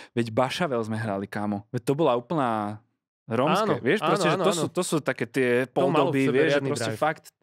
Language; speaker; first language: Slovak; native; Slovak